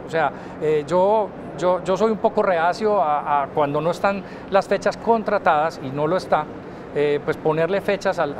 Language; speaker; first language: Spanish; native; Spanish